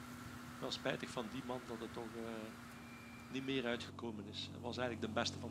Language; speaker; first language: Dutch; native; Dutch